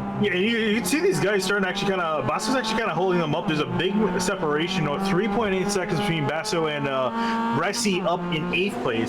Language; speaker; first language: English; native; English